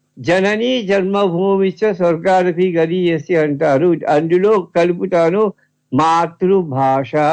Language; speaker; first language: Telugu; early bilingual, heritage; Telugu